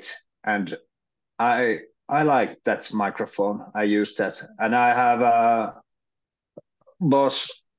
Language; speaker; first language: English; non-native, learner; Finnish